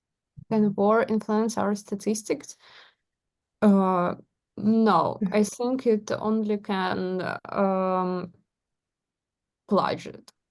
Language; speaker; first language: English; non-native, learner; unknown